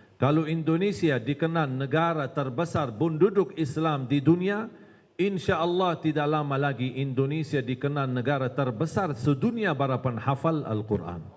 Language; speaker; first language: Malay; non-native, fluent; Arabic